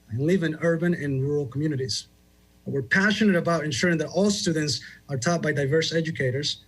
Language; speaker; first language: English; early bilingual, other home language; Spanish